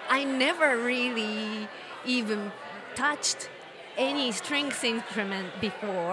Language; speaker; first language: English; non-native, fluent; Japanese